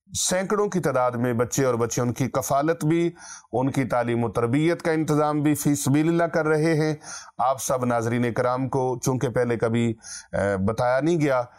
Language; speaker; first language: Urdu; non-native, local second language; Punjabi